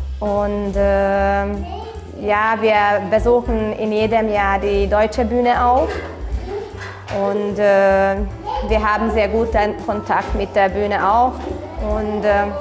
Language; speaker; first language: German; non-native, local second language; Hungarian